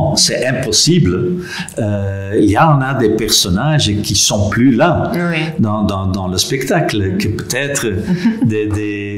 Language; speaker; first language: French; non-native, local second language; Dutch